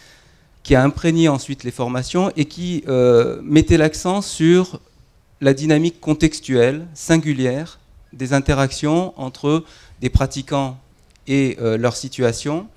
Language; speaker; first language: French; native; French